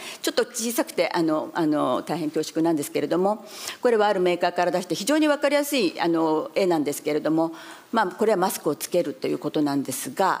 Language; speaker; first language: Japanese; native; Japanese